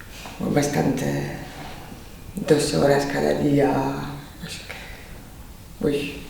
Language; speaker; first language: Spanish; non-native, fluent; Polish